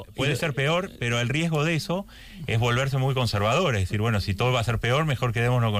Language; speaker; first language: Spanish; native; Spanish